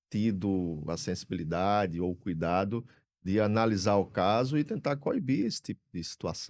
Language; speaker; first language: Portuguese; native; Portuguese